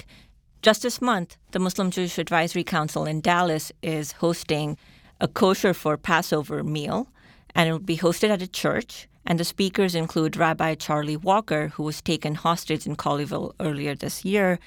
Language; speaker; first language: English; non-native, local second language; Urdu